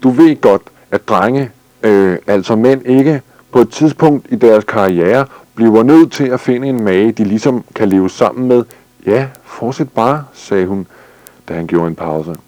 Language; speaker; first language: Danish; native; Danish